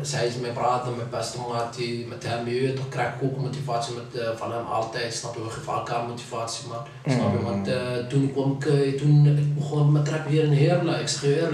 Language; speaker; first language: Dutch; non-native, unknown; Arabic